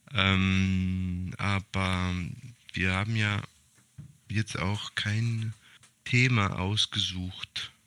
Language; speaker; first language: German; early bilingual, other home language; Serbian